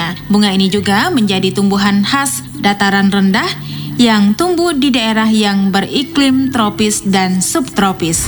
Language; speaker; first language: Indonesian; native; Indonesian